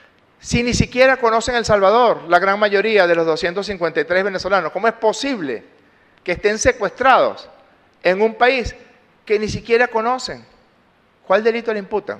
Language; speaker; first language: Spanish; native; Spanish